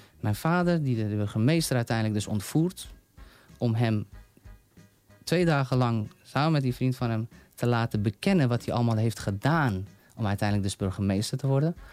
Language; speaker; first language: Dutch; non-native, fluent; Persian